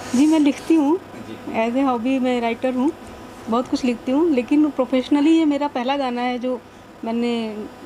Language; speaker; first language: Hindi; native; Hindi